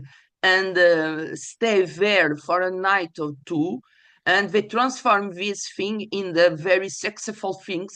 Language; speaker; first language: English; non-native, fluent; Portuguese